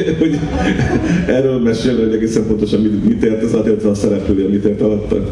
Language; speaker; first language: Hungarian; native; Hungarian